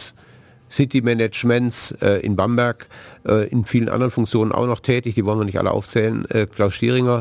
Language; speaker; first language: German; native; German